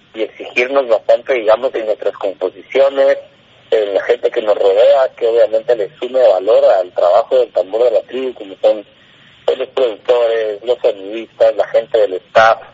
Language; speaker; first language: Spanish; native; Spanish